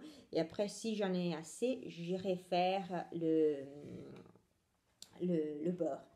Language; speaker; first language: French; non-native, fluent; Italian